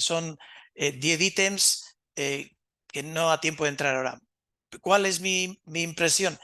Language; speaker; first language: Spanish; native; Spanish